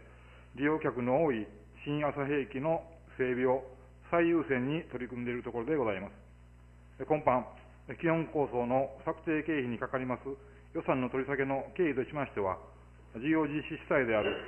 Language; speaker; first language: Japanese; native; Japanese